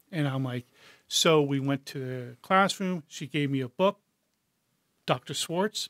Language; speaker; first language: English; native; English